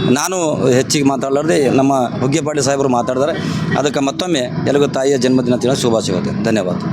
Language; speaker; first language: Kannada; non-native, local second language; Marathi